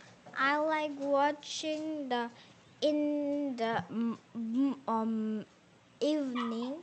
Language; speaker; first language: English; non-native, learner; Korean